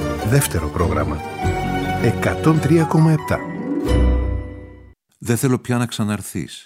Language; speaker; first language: Greek; native; Greek